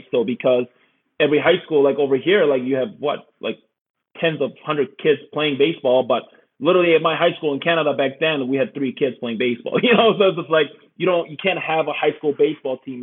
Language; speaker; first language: English; early bilingual, other home language; Korean